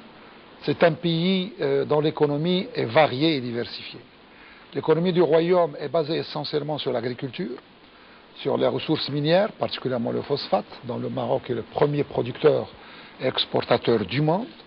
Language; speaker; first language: French; non-native, local second language; Arabic